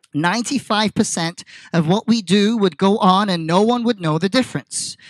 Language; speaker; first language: English; non-native, fluent; Korean